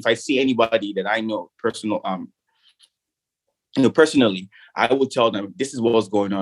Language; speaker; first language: English; non-native, local second language; Yoruba